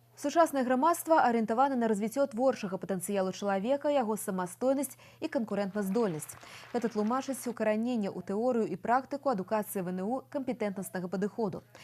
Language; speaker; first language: Belarusian; non-native, local second language; Russian